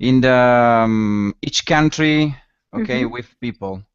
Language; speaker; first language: English; non-native, learner; Italian